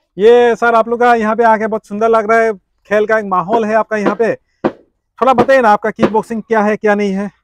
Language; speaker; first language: Hindi; non-native, local second language; Assamese